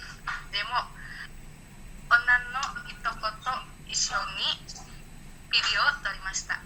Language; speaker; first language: Japanese; non-native, learner; Indonesian